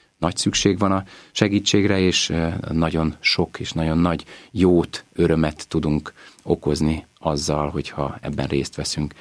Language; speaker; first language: Hungarian; native; Hungarian